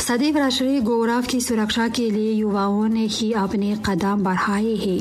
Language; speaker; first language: Hindi; non-native, fluent; Tajik